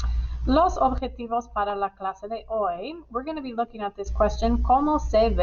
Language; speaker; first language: Spanish; non-native, fluent; English